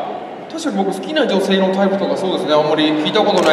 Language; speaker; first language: Japanese; native; Japanese